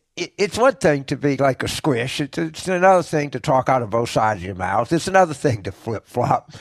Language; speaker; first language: English; native; English